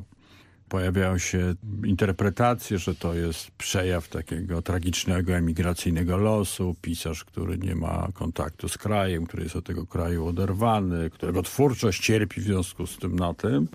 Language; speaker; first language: Polish; native; Polish